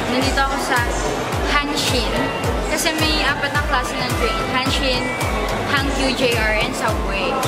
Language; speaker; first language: Filipino; native; Filipino